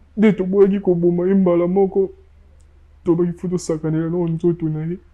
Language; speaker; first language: Lingala; non-native, local second language; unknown